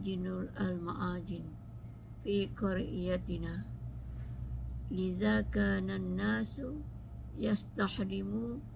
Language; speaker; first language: Arabic; non-native, learner; Malay